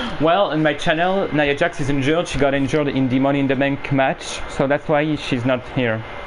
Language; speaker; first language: English; non-native, fluent; French